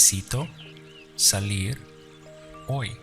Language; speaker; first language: Spanish; non-native, fluent; English